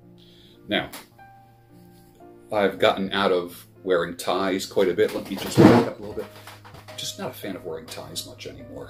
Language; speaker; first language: English; native; English